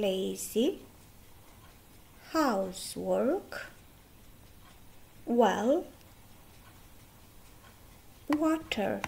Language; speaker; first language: English; non-native, fluent; Albanian